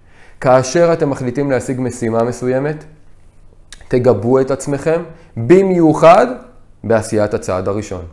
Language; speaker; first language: Hebrew; native; Hebrew